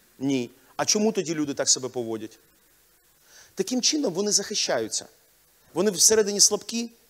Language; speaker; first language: Ukrainian; non-native, local second language; Russian